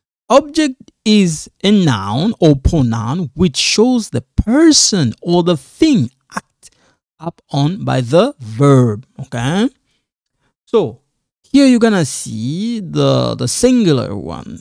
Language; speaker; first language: English; non-native, fluent; Lingala